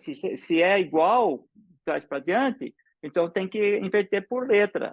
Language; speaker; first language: Portuguese; early bilingual, other home language; English